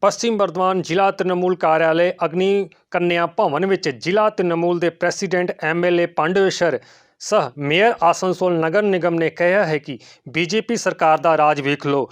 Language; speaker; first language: Hindi; non-native, local second language; Punjabi